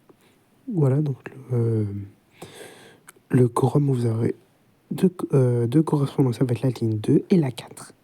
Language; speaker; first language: French; native; French